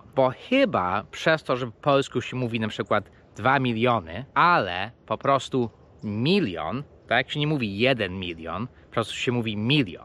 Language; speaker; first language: Polish; non-native, fluent; English